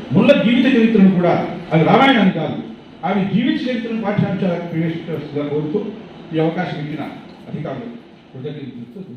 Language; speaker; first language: Telugu; native; Telugu